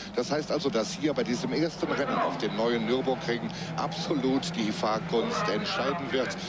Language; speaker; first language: German; native; German